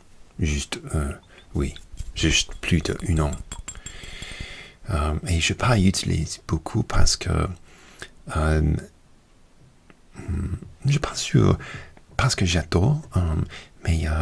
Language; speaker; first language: French; non-native, learner; English